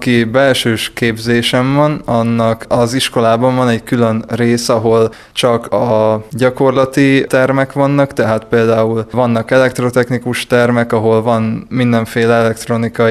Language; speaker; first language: Hungarian; native; Hungarian